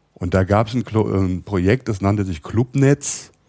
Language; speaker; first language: German; native; German